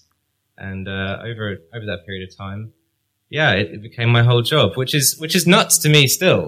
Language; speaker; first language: English; native; English